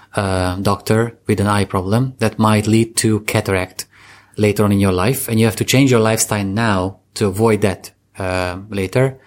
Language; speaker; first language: English; non-native, fluent; Hungarian